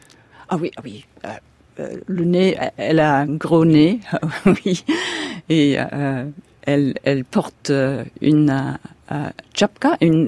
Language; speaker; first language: French; non-native, fluent; English